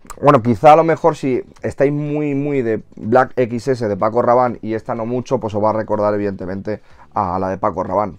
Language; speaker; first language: Spanish; native; Spanish